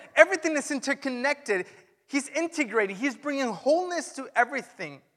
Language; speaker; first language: English; non-native, fluent; Spanish